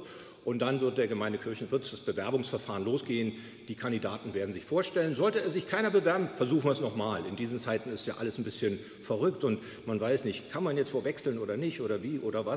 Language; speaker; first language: German; native; German